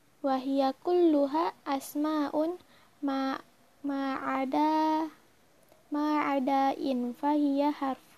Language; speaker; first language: Arabic; non-native, fluent; Malay